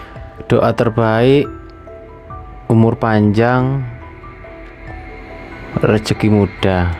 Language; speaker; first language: Indonesian; native; Indonesian